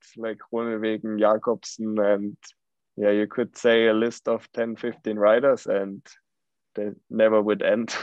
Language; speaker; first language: English; non-native, fluent; German